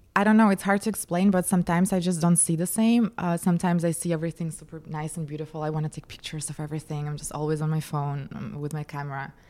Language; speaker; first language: English; non-native, fluent; Russian